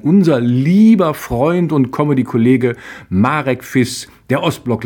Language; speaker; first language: German; native; German